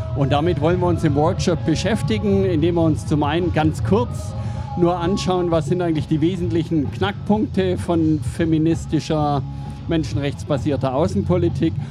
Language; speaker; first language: German; native; German